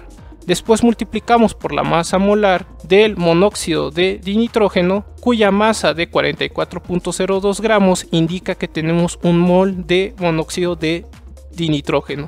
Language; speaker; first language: Spanish; native; Spanish